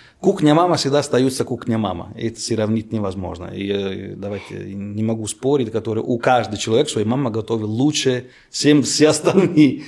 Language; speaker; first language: Russian; non-native, fluent; Italian